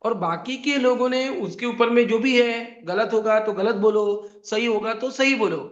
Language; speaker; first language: Hindi; non-native, local second language; Marathi